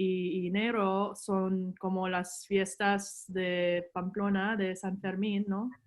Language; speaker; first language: Spanish; non-native, learner; English